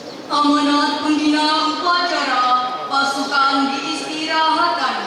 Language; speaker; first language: Indonesian; native; Indonesian